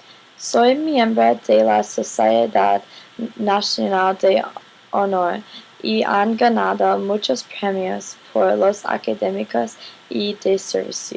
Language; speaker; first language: Spanish; non-native, learner; English